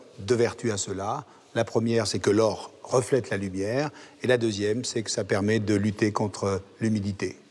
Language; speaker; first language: French; native; French